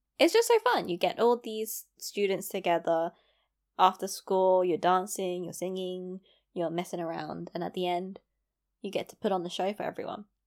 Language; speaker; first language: English; native; English